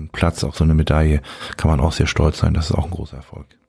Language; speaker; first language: German; native; German